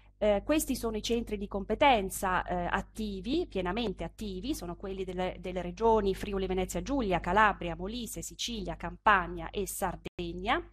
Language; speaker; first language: Italian; native; Italian